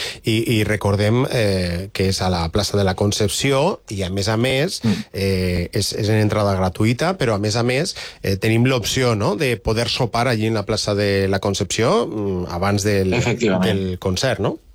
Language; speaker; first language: Catalan; native; Catalan